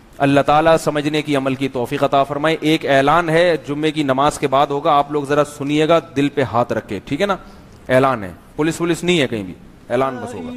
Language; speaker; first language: Urdu; native; Urdu